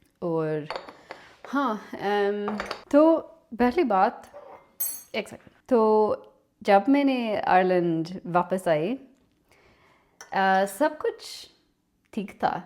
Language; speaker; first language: Hindi; non-native, learner; English